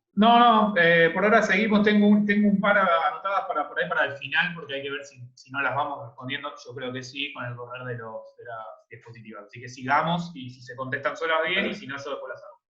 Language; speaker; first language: Spanish; native; Spanish